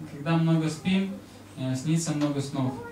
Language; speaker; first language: Russian; native; Russian